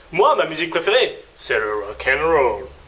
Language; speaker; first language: French; native; French